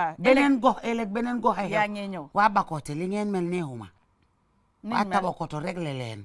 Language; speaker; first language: Wolof; native; Wolof